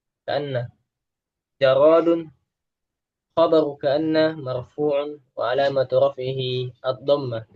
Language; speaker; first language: Arabic; non-native, learner; Indonesian